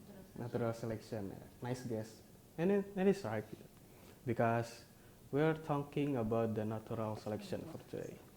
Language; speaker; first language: English; non-native, local second language; Indonesian